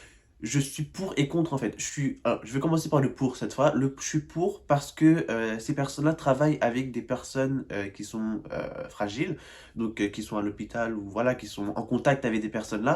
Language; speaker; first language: French; native; French